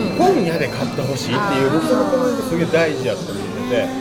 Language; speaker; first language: Japanese; native; Japanese